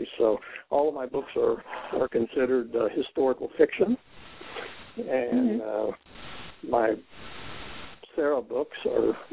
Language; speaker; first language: English; native; English